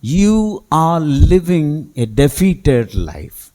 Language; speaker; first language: English; non-native, local second language; Tamil